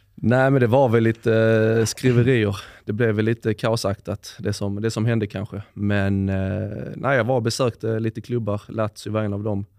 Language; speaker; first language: Swedish; native; Swedish